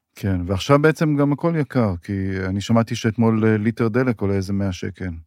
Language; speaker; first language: Hebrew; native; Hebrew